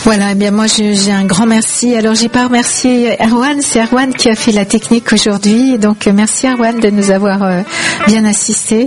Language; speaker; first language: French; native; French